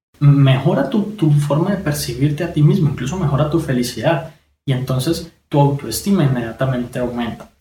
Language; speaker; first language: Spanish; native; Spanish